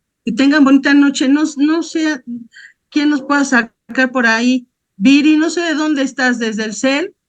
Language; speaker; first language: Spanish; native; Spanish